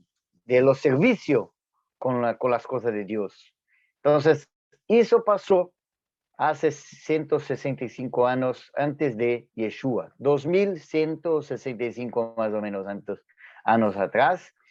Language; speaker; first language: Spanish; non-native, fluent; Portuguese